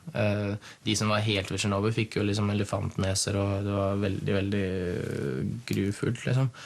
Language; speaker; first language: Norwegian; early bilingual, other home language; Russian